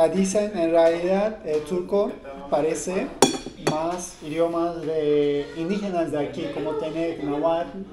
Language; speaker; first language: Spanish; non-native, learner; Turkish